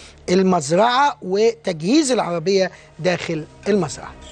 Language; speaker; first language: Arabic; native; Arabic